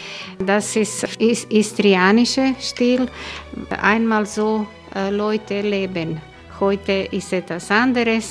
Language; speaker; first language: German; non-native, learner; Croatian